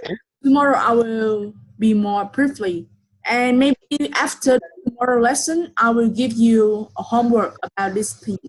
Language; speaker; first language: English; non-native, fluent; Vietnamese